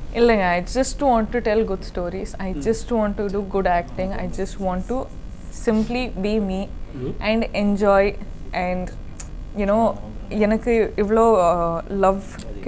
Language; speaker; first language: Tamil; non-native, learner; Kannada